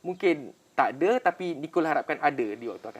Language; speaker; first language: Malay; native; Malay